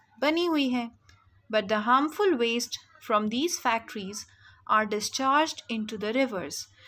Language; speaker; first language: Hindi; native; Hindi